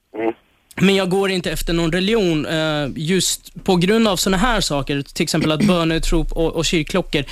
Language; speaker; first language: Swedish; non-native, fluent; Persian